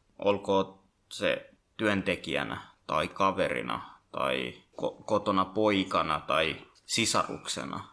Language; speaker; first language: Finnish; early bilingual, other home language; Bangla